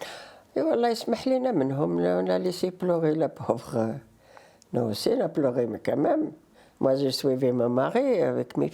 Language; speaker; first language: French; non-native, learner; Riffian